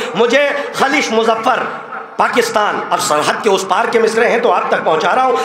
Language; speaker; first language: Urdu; native; Urdu